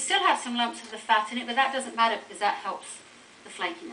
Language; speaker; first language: English; native; English